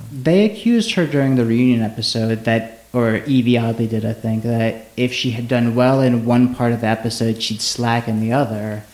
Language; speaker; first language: English; native; English